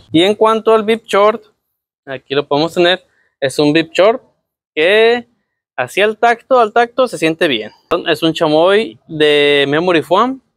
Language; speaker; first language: Spanish; native; Spanish